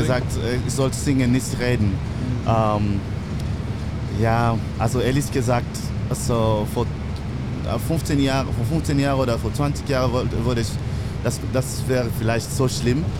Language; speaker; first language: German; non-native, learner; English